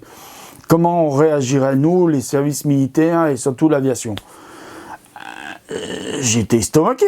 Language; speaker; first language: French; native; French